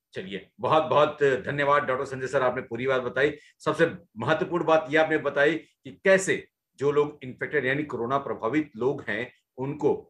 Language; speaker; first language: Hindi; native; Hindi